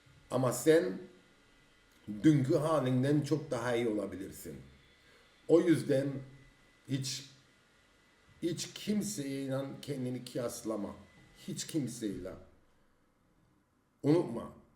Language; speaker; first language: Turkish; early bilingual, heritage; Turkish